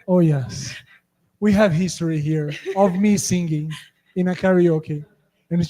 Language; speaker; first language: English; non-native, fluent; Portuguese